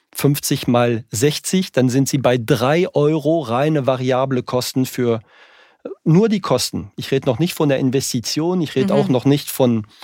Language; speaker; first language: German; non-native, fluent; French